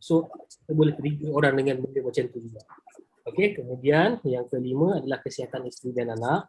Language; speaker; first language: Malay; native; Malay